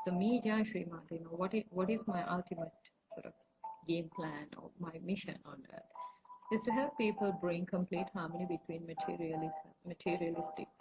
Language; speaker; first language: English; non-native, local second language; Sinhala